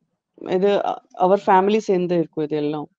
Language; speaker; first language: Tamil; non-native, fluent; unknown